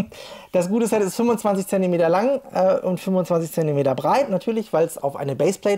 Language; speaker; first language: German; native; German